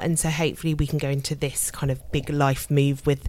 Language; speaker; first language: English; native; English